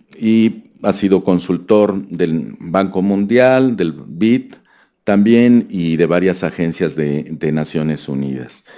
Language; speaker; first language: Spanish; native; Spanish